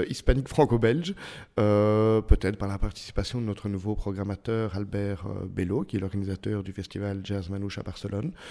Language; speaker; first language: French; native; French